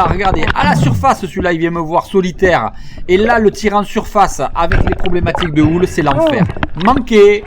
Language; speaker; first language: French; native; French